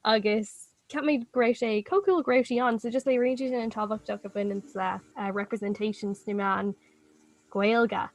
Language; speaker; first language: Irish; non-native, local second language; English